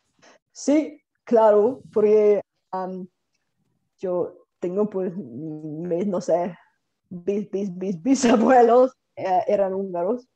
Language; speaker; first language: Spanish; non-native, fluent; Bulgarian